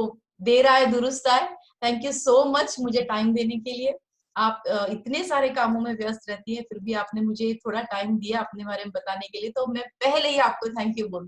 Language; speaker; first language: Hindi; native; Hindi